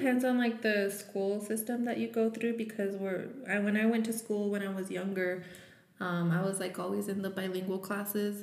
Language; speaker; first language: English; early bilingual, other home language; Spanish